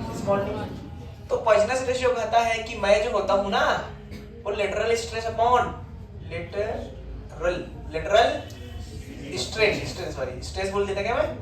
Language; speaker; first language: Hindi; native; Hindi